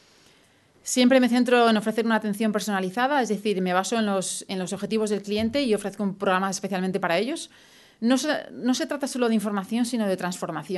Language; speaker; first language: Spanish; native; Spanish